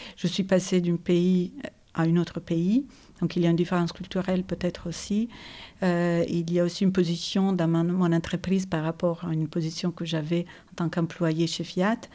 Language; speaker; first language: French; non-native, fluent; Italian